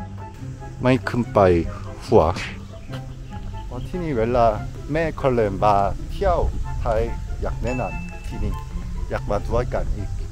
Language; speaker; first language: Thai; non-native, learner; Korean